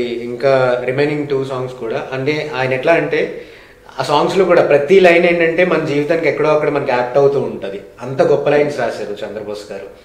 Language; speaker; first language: Telugu; native; Telugu